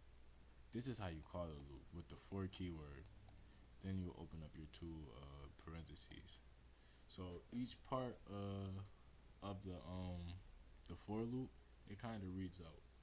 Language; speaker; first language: English; native; English